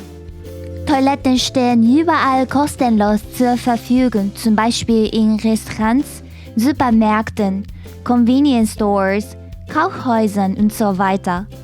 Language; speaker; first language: German; non-native, fluent; Japanese